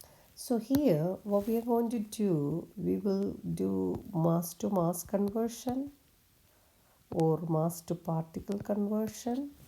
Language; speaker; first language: English; non-native, local second language; Malayalam